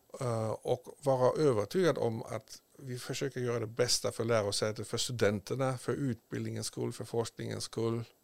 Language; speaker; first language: Swedish; native; Swedish